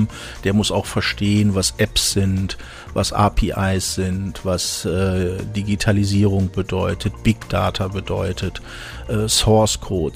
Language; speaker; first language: German; native; German